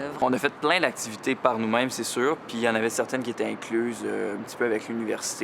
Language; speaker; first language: French; native; French